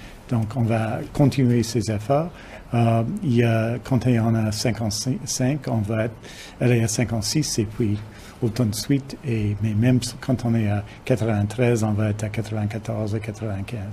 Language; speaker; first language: French; non-native, fluent; English